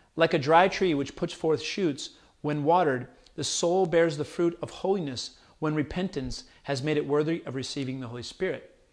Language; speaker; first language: English; native; English